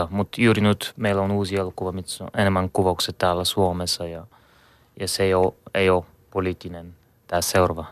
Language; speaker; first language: Finnish; non-native, learner; Bulgarian